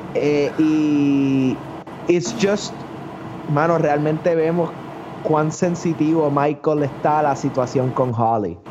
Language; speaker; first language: Spanish; early bilingual, other home language; English